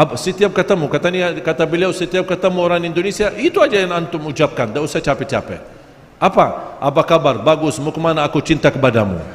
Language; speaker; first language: Malay; non-native, fluent; Arabic